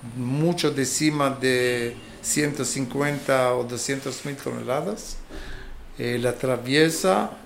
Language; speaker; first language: Spanish; non-native, fluent; Hebrew